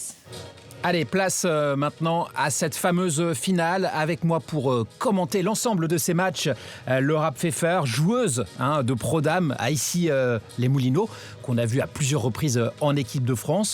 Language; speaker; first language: French; native; French